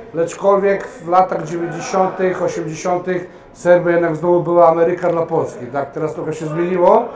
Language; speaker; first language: Polish; early bilingual, heritage; Serbian